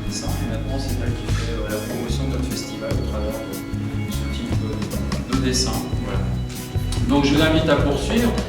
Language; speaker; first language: French; native; French